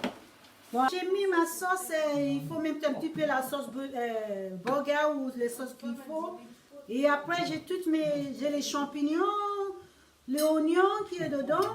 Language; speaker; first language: French; non-native, fluent; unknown